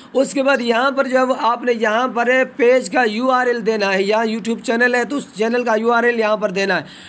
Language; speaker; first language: Hindi; non-native, local second language; Punjabi